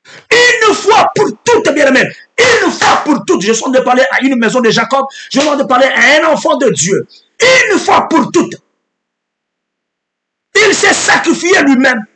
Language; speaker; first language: French; non-native, local second language; Lingala